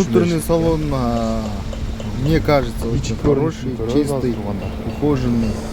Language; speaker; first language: Russian; non-native, local second language; Kyrgyz